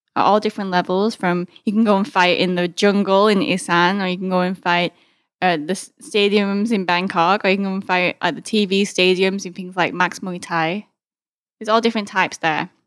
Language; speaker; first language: English; native; English